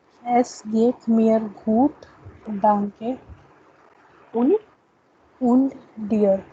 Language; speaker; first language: German; non-native, learner; Hindi